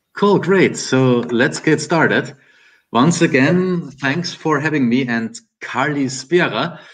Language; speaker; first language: English; non-native, fluent; German